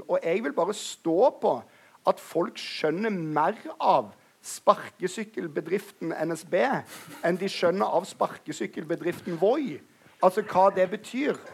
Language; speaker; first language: Norwegian; native; Norwegian